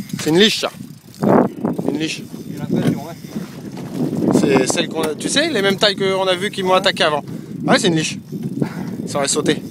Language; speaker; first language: French; native; French